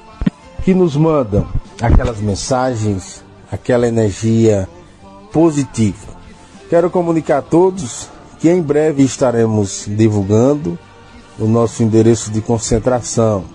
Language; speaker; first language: Portuguese; native; Portuguese